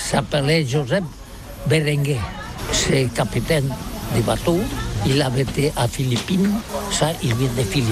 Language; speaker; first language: French; non-native, local second language; Catalan